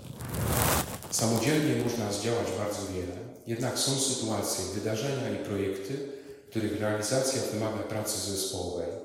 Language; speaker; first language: Polish; native; Polish